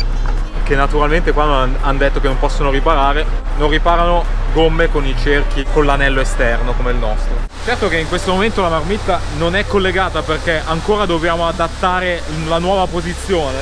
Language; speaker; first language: Italian; native; Italian